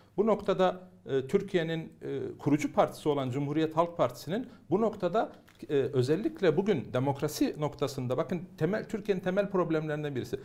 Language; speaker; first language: Turkish; early bilingual, heritage; Turkish